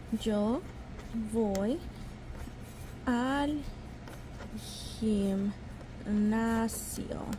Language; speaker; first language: Spanish; non-native, fluent; English